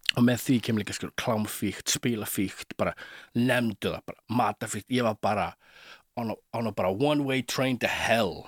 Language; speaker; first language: Icelandic; early bilingual, heritage; Icelandic